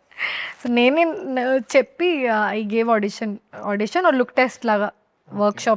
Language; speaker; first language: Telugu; non-native, local second language; Hindi